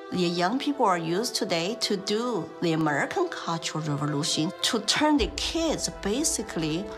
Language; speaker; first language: English; non-native, fluent; Chinese